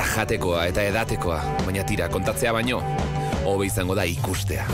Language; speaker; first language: Basque; native; Basque